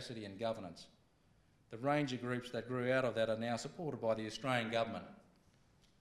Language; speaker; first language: English; native; English